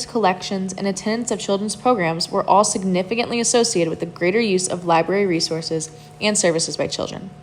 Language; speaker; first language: English; native; English